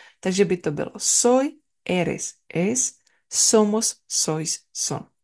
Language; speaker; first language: Spanish; non-native, fluent; Czech